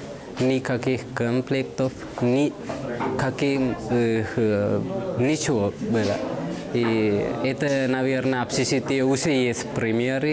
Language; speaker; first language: Russian; non-native, learner; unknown